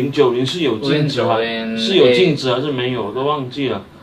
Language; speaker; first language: Chinese; native; Chinese